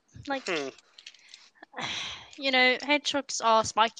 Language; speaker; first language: English; non-native, fluent; Swedish